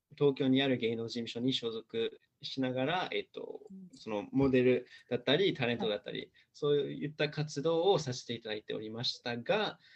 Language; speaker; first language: Japanese; non-native, fluent; English